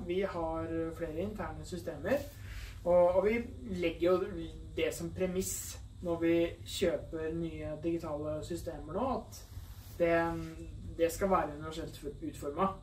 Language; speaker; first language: Norwegian; native; Norwegian